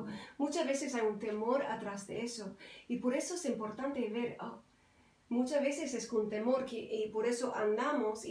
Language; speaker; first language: Spanish; non-native, fluent; English